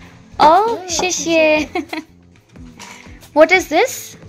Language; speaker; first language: English; non-native, local second language; Kannada